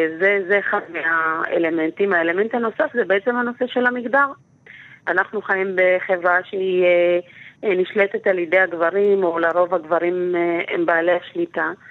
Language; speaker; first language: Hebrew; native; Hebrew